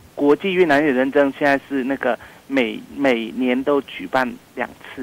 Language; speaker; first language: Chinese; non-native, fluent; Vietnamese